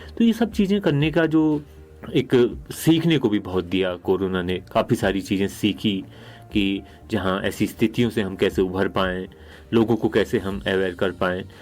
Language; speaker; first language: Hindi; native; Hindi